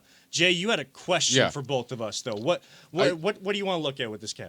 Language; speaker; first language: English; native; English